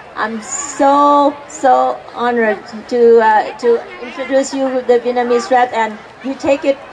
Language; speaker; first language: English; non-native, fluent; Vietnamese